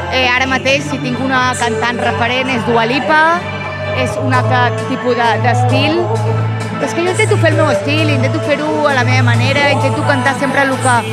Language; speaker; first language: Catalan; native; Catalan